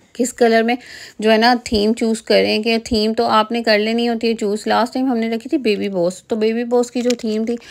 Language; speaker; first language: Urdu; native; Urdu